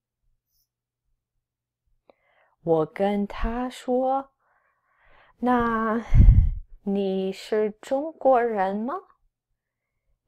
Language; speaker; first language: Chinese; non-native, fluent; English